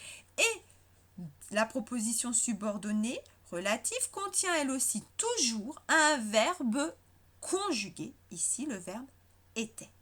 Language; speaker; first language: French; native; French